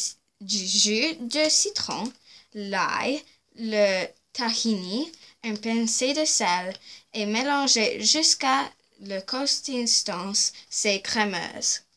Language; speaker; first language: French; non-native, local second language; English